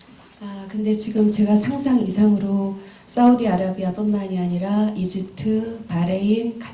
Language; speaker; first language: Korean; native; Korean